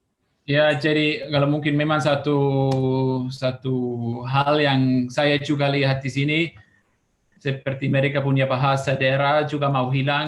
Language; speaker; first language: Indonesian; non-native, fluent; Swiss German